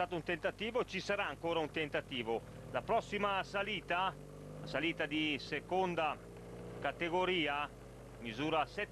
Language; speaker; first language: Italian; native; Italian